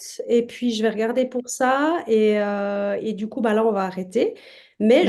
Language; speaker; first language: French; native; French